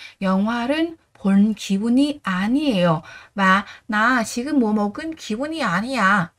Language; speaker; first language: Korean; non-native, fluent; Vietnamese